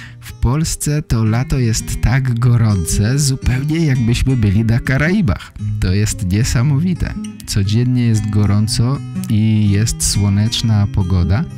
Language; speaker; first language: Polish; native; Polish